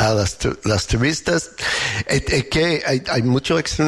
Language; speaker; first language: Spanish; non-native, fluent; English